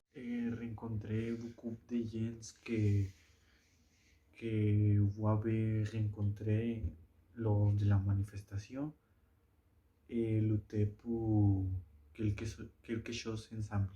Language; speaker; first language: French; non-native, learner; Spanish